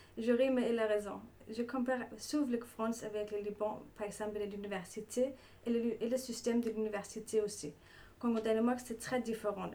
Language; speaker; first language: French; non-native, learner; Danish